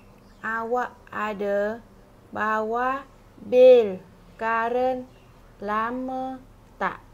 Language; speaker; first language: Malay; non-native, fluent; Vietnamese